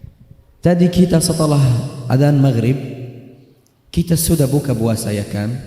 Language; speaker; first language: Indonesian; non-native, fluent; Arabic